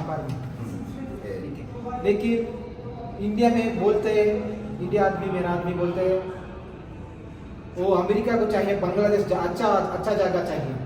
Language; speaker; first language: Hindi; non-native, local second language; Telugu